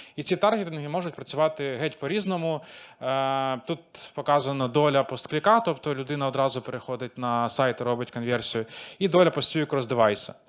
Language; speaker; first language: Ukrainian; non-native, local second language; Russian